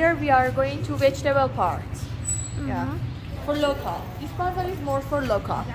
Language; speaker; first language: English; non-native, fluent; Persian